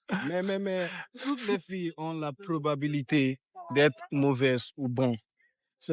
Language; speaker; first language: French; non-native, fluent; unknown